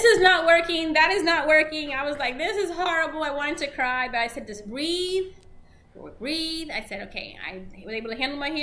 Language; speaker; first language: English; early bilingual, other home language; Spanish